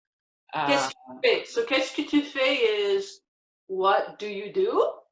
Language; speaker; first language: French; non-native, learner; English